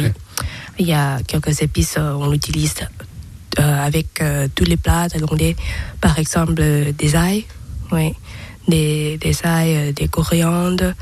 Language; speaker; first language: French; non-native, learner; Thai